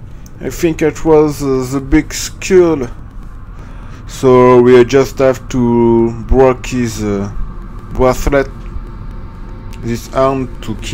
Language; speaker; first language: English; non-native, learner; French